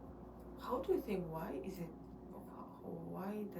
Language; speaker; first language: English; non-native, learner; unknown